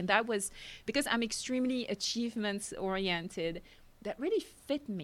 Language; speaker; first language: English; non-native, fluent; French